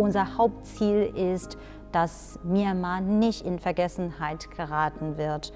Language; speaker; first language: German; non-native, fluent; Burmese